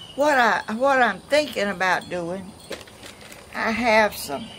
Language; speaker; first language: English; native; English